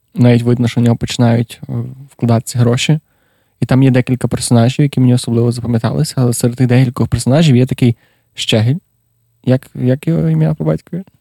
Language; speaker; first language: Ukrainian; non-native, local second language; Russian